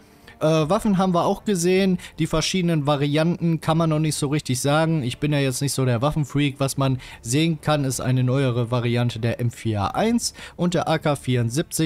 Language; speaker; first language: German; native; German